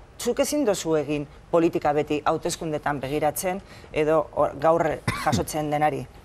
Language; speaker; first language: Basque; non-native, local second language; Spanish